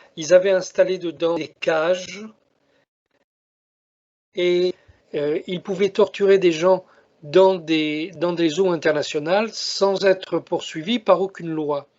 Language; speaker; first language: French; native; French